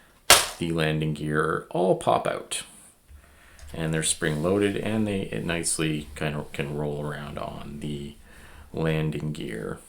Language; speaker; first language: English; native; English